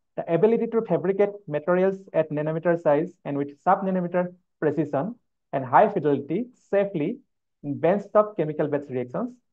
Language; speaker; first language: English; non-native, local second language; Assamese